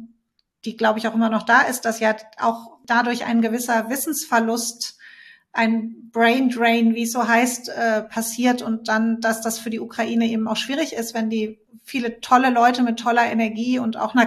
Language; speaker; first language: German; native; German